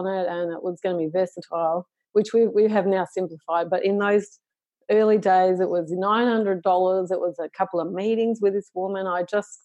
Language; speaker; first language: English; native; English